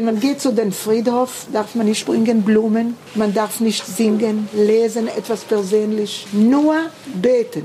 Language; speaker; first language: German; early bilingual, heritage; German